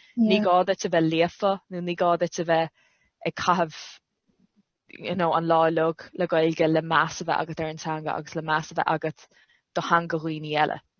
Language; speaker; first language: Irish; non-native, local second language; English